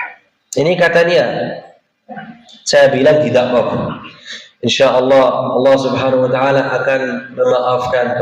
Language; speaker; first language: Indonesian; non-native, fluent; Arabic